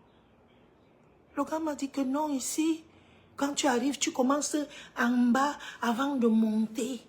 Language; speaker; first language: French; native; French